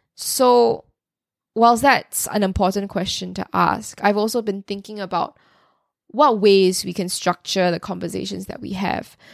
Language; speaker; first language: English; native; English